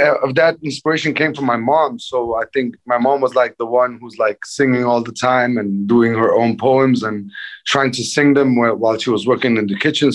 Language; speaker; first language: English; non-native, fluent; Danish